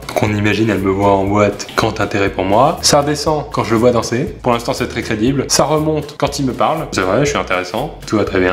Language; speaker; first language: French; native; French